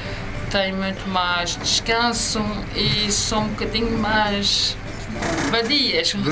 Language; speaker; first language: Portuguese; early bilingual, heritage; Portuguese